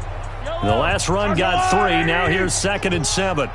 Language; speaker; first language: English; native; English